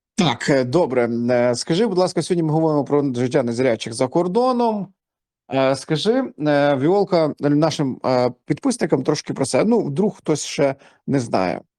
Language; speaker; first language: Ukrainian; native; Ukrainian